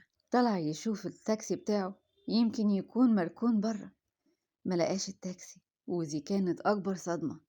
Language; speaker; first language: Arabic; native; Arabic